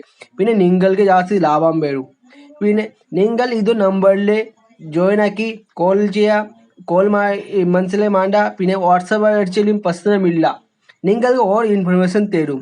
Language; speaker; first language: Malayalam; non-native, learner; Hindi